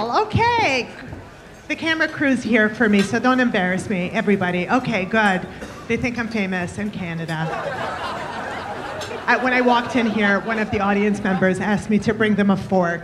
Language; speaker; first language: English; early bilingual, other home language; French